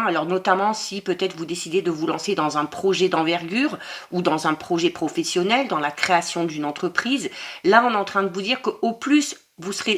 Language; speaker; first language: French; native; French